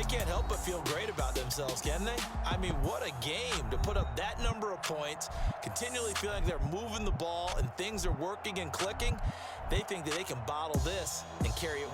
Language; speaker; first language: English; native; English